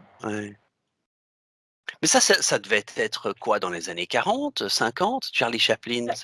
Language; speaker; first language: French; native; French